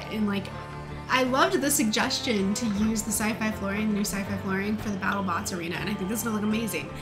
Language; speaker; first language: English; native; English